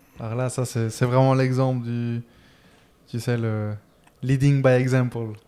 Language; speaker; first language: French; early bilingual, other home language; Spanish